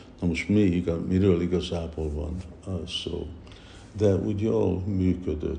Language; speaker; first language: Hungarian; early bilingual, heritage; Hungarian